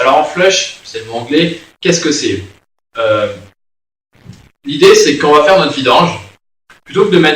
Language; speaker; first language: French; native; French